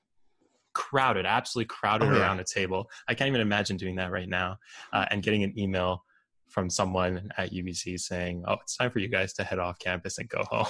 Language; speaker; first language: English; native; English